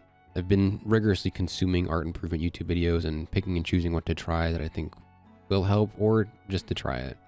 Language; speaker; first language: English; native; English